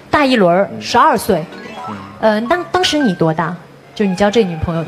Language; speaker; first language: Chinese; native; Chinese